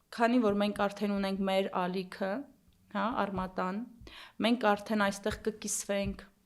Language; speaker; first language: Armenian; early bilingual, heritage; Armenian